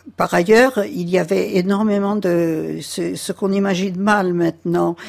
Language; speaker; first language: French; early bilingual, other home language; Yiddish